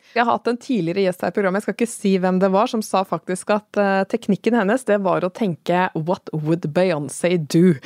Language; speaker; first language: Norwegian; native; Norwegian